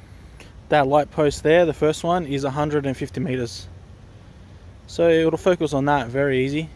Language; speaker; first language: English; native; English